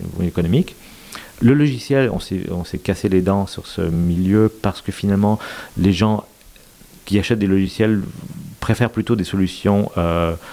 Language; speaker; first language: French; native; French